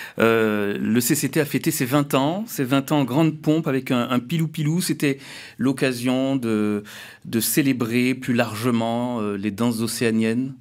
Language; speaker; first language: French; native; French